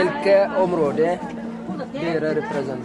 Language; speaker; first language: Norwegian; non-native, learner; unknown